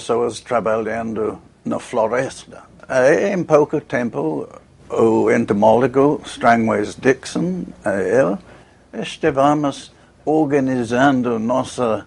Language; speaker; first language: Portuguese; non-native, fluent; English